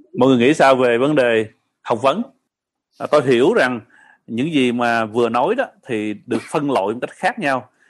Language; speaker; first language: Vietnamese; early bilingual, heritage; Vietnamese